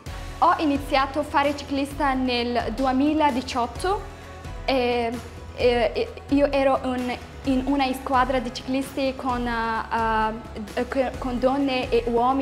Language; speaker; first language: Italian; non-native, learner; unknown